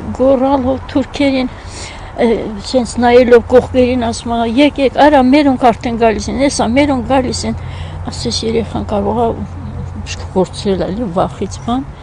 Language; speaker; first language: Armenian; native; Armenian